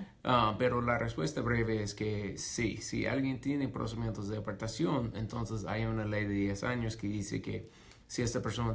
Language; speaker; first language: Spanish; non-native, fluent; English